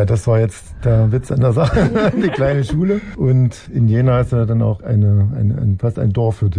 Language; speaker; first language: German; native; German